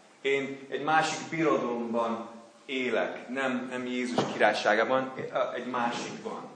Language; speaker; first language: Hungarian; non-native, learner; English